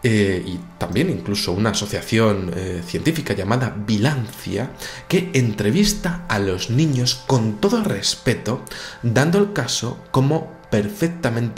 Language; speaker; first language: Spanish; native; Spanish